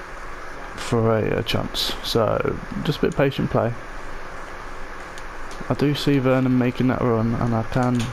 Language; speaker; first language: English; native; English